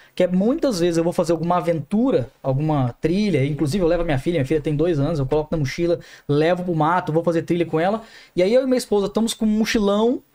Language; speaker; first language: Portuguese; native; Portuguese